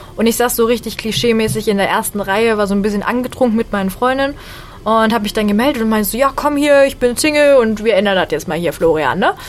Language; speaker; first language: German; native; German